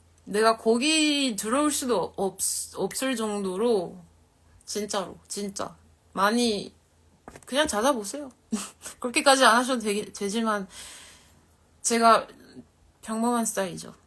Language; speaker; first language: Korean; non-native, fluent; French